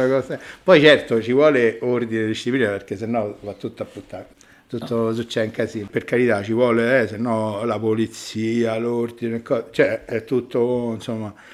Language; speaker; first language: Italian; native; Italian